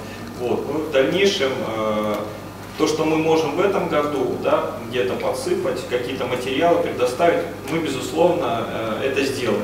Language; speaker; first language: Russian; native; Russian